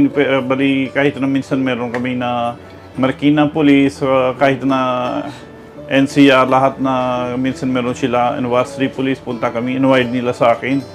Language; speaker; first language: Filipino; non-native, learner; Punjabi